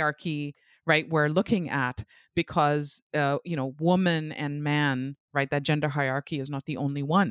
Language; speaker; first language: English; non-native, local second language; Urdu